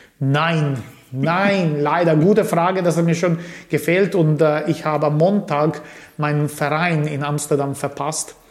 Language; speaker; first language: German; early bilingual, other home language; Croatian